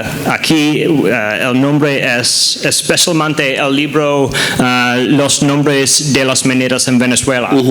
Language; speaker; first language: Spanish; non-native, learner; English